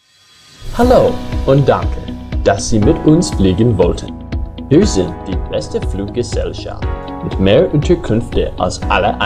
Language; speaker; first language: German; non-native, learner; English